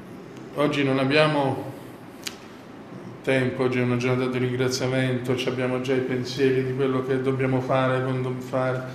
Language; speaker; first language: Italian; native; Italian